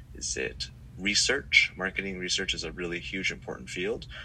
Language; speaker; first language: English; native; English